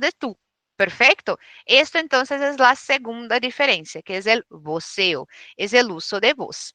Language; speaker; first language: Spanish; non-native, fluent; Portuguese